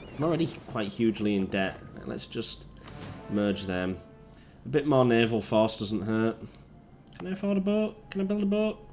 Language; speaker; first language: English; native; English